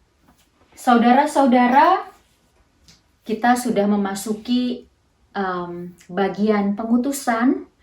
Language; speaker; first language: Indonesian; native; Indonesian